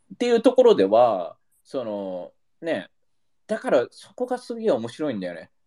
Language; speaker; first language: Japanese; early bilingual, heritage; English